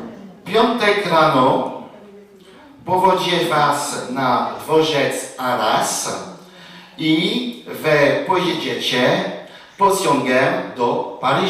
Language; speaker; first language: Polish; early bilingual, heritage; Polish